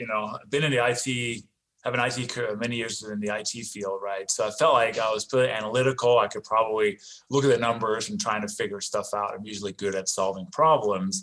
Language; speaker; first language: English; non-native, fluent; Danish